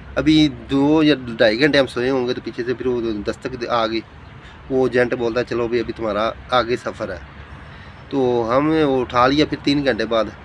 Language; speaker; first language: Urdu; non-native, local second language; Punjabi